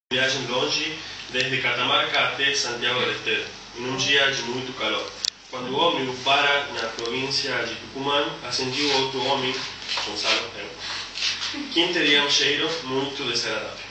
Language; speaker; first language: Portuguese; non-native, learner; Spanish